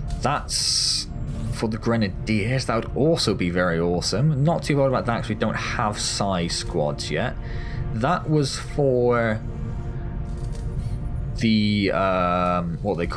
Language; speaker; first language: English; native; English